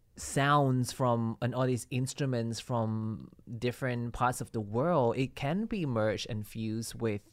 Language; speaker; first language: English; non-native, local second language; Cantonese